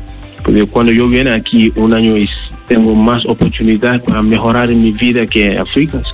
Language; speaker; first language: Spanish; non-native, learner; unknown